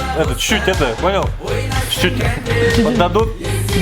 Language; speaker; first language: Russian; native; Russian